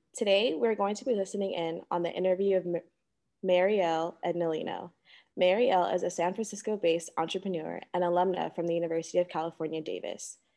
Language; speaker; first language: English; native; English